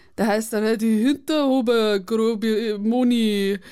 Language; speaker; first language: German; native; German